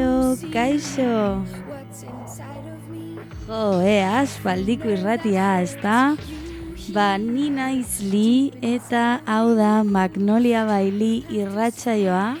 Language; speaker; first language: Basque; non-native, local second language; Spanish